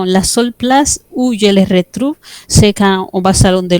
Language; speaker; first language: French; non-native, fluent; Spanish